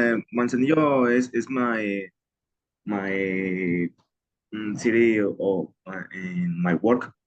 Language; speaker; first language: English; non-native, learner; Spanish